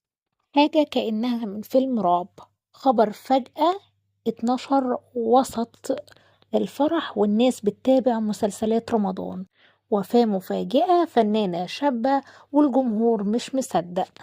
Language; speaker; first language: Arabic; native; Arabic